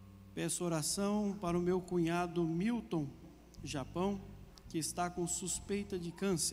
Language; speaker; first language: Portuguese; native; Portuguese